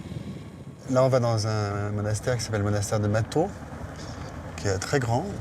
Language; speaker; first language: French; native; French